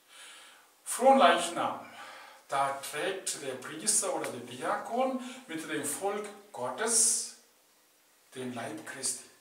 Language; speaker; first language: German; non-native, fluent; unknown